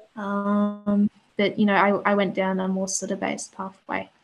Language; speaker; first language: English; native; English